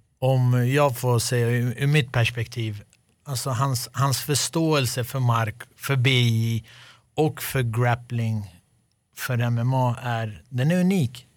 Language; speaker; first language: Swedish; early bilingual, other home language; Arabic